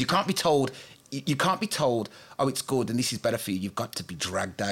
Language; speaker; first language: English; native; English